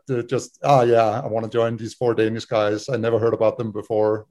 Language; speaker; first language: English; non-native, fluent; Danish